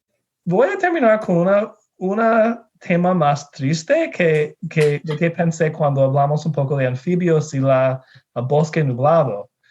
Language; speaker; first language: Spanish; non-native, fluent; English